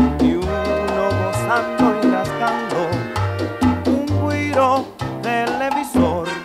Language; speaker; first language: Spanish; native; Spanish